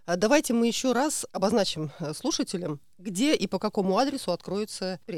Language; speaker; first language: Russian; native; Russian